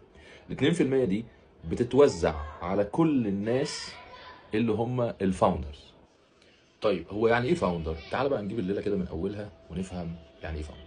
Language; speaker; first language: Arabic; native; Arabic